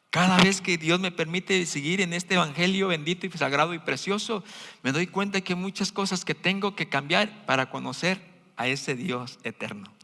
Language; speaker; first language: Spanish; native; Spanish